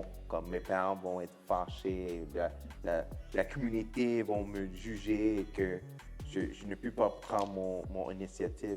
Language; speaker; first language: French; non-native, local second language; English